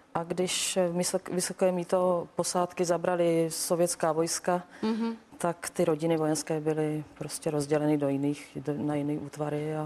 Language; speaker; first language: Czech; non-native, local second language; Slovak